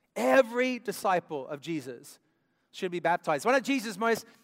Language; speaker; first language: English; native; English